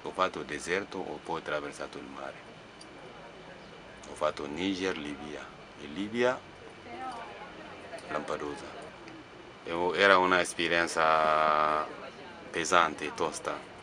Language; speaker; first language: Italian; non-native, fluent; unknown